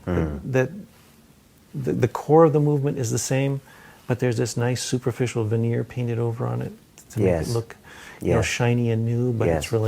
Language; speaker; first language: English; native; English